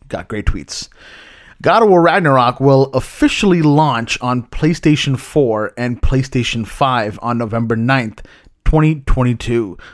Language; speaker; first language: English; early bilingual, other home language; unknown